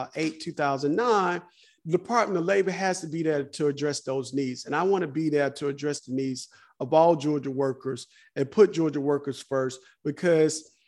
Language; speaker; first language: English; native; English